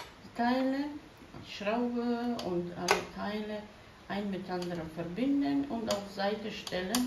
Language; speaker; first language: German; non-native, fluent; Croatian